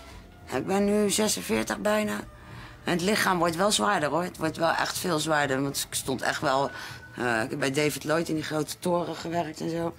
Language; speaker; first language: Dutch; native; Dutch